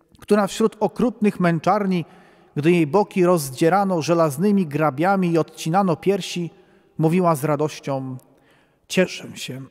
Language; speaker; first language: Polish; native; Polish